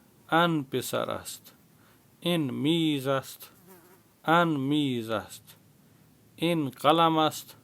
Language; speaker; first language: Persian; non-native, fluent; Urdu